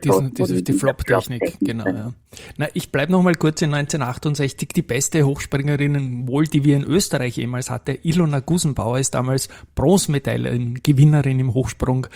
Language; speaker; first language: German; native; German